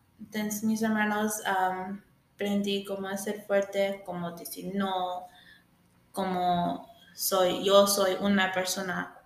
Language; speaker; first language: Spanish; early bilingual, heritage; English